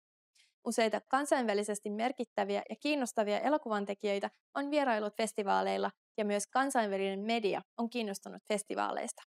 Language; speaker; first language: Finnish; native; Finnish